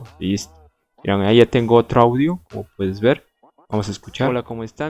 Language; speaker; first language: Spanish; native; Spanish